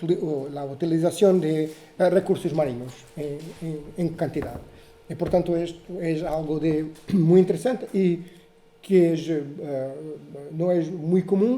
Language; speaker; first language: Spanish; non-native, learner; Portuguese